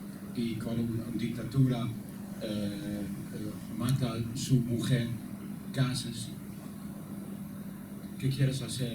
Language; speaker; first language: Spanish; non-native, learner; Dutch